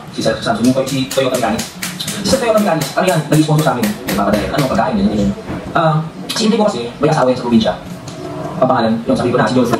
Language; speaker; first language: Filipino; native; Filipino